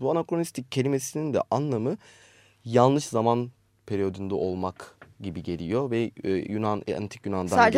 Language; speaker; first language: Turkish; native; Turkish